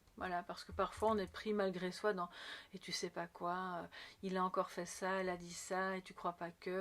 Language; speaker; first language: French; native; French